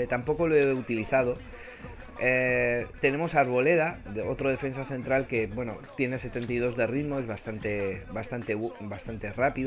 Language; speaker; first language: Spanish; native; Spanish